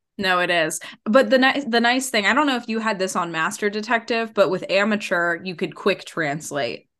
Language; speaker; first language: English; native; English